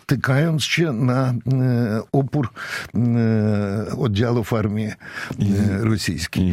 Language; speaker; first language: Polish; non-native, fluent; Russian